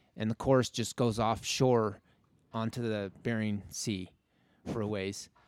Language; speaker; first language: English; native; English